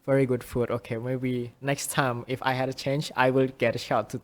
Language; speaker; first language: English; non-native, fluent; Indonesian